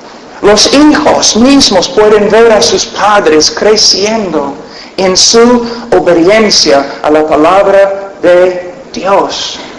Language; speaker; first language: Spanish; non-native, fluent; English